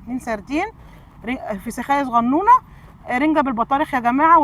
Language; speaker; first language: Arabic; native; Arabic